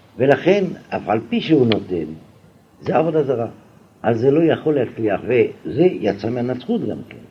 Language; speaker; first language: Hebrew; non-native, fluent; French